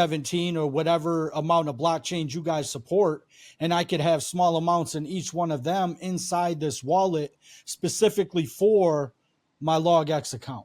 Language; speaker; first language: English; native; English